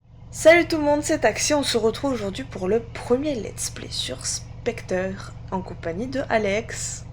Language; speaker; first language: French; native; French